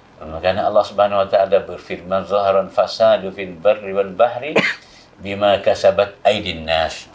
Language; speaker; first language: Malay; non-native, fluent; Thai